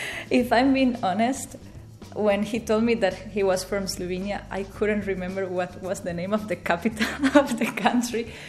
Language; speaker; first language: English; non-native, fluent; Spanish